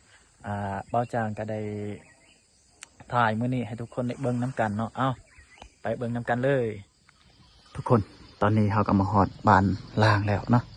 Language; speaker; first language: Thai; non-native, local second language; Lao